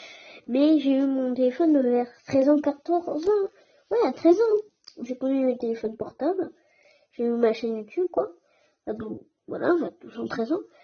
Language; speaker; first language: French; native; French